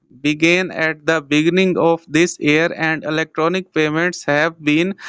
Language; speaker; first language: English; non-native, local second language; Urdu